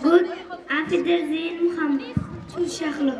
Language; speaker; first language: German; non-native, learner; Uzbek